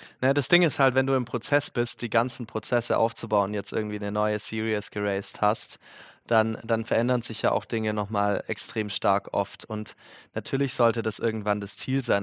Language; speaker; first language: German; native; German